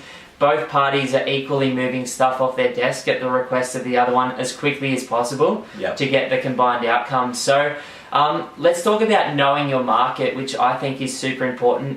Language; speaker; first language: English; native; English